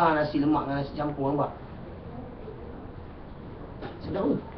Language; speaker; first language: Malay; native; Malay